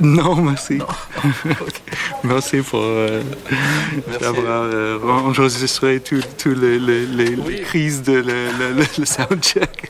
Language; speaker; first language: French; non-native, learner; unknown